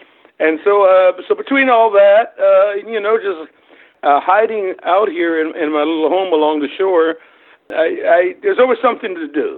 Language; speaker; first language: English; early bilingual, other home language; German